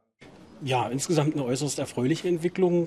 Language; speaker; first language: German; native; German